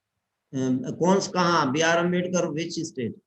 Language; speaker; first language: Hindi; native; Hindi